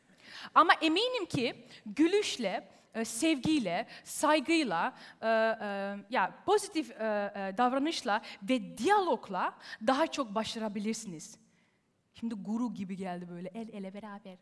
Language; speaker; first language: Turkish; early bilingual, heritage; Turkish